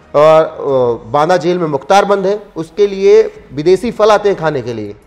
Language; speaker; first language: Hindi; native; Hindi